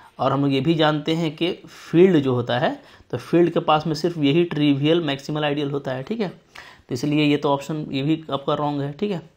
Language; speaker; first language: Hindi; native; Hindi